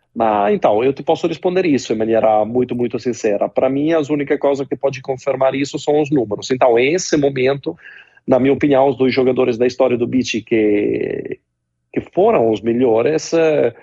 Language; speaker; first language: Portuguese; non-native, fluent; Italian